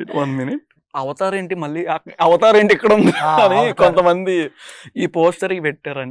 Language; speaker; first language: Telugu; native; Telugu